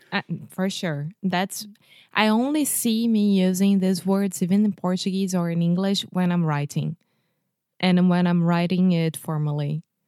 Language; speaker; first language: English; non-native, fluent; Portuguese